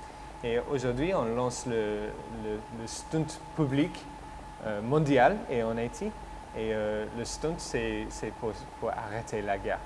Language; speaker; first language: French; non-native, fluent; English